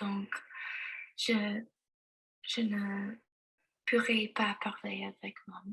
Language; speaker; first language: French; non-native, learner; English